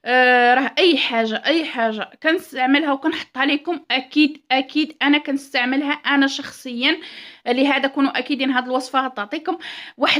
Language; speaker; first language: Arabic; native; Arabic